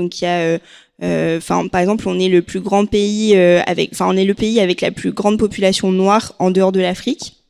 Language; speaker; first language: French; native; French